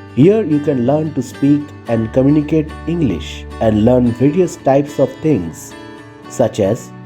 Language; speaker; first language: English; non-native, local second language; Bangla